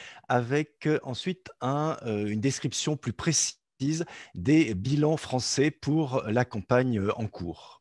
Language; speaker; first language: French; native; French